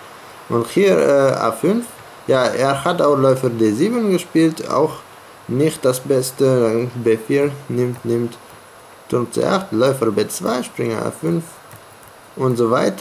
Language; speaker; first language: German; non-native, fluent; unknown